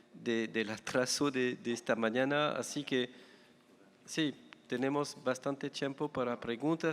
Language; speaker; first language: Spanish; non-native, fluent; French